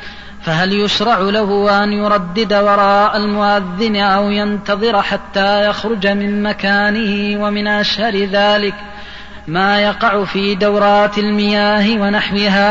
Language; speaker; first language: Arabic; native; Arabic